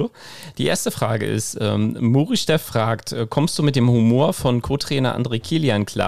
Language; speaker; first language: German; native; German